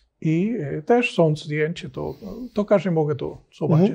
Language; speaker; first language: Polish; non-native, learner; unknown